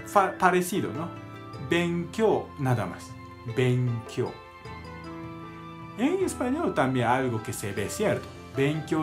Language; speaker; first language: Spanish; non-native, learner; Japanese